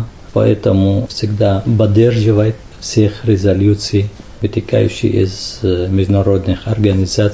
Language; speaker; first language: Russian; non-native, fluent; Arabic